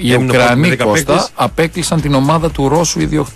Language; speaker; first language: Greek; native; Greek